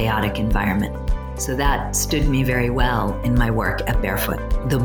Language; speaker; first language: English; native; English